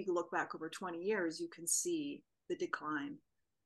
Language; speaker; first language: English; native; English